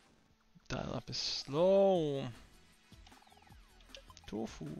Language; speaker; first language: English; non-native, fluent; German